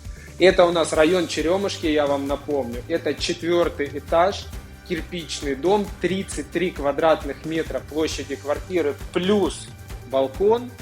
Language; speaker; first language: Russian; native; Russian